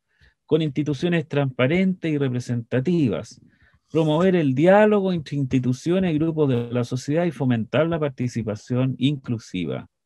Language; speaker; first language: Spanish; native; Spanish